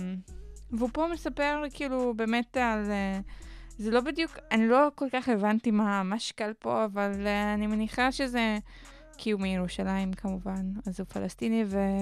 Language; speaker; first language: Hebrew; non-native, local second language; Arabic